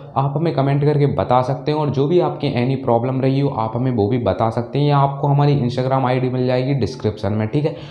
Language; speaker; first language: Hindi; native; Hindi